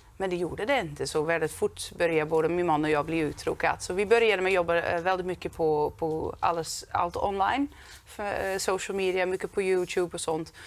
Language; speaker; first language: Swedish; non-native, fluent; Dutch